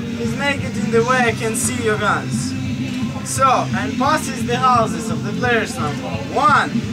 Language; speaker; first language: English; non-native, fluent; Russian